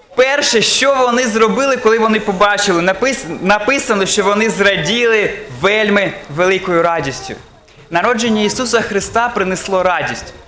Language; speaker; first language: Ukrainian; non-native, local second language; Russian